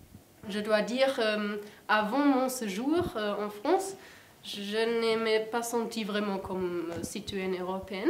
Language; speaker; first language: French; non-native, fluent; German